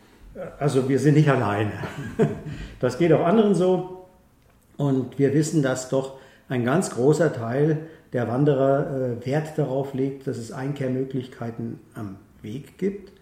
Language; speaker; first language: German; native; German